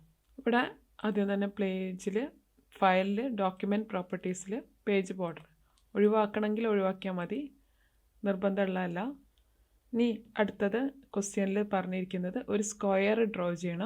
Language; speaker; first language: Malayalam; native; Malayalam